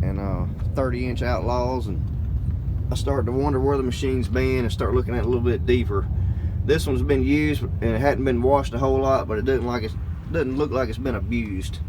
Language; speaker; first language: English; native; English